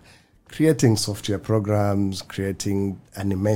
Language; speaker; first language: English; non-native, local second language; Swahili